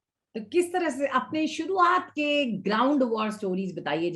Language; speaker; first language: Hindi; native; Hindi